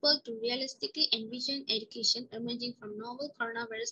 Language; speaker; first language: English; non-native, local second language; Malay